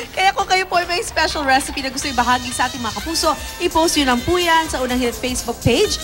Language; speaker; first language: Filipino; native; Filipino